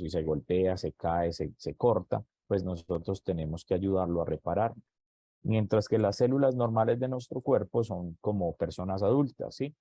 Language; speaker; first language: Spanish; native; Spanish